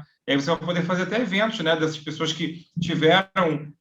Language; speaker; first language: Portuguese; native; Portuguese